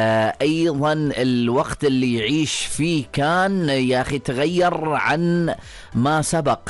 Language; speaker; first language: Arabic; native; Arabic